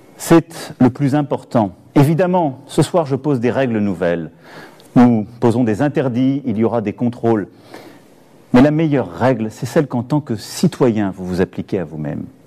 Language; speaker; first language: French; native; French